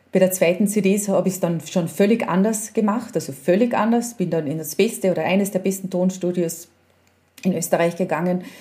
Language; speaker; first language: German; native; German